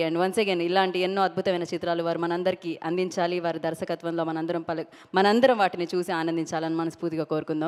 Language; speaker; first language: Telugu; native; Telugu